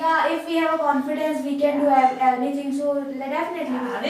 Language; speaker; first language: English; non-native, learner; Hindi